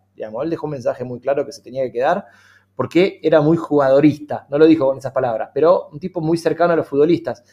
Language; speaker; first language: Spanish; native; Spanish